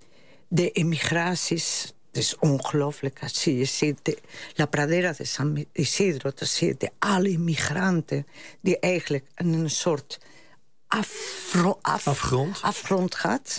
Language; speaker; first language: Dutch; non-native, fluent; Spanish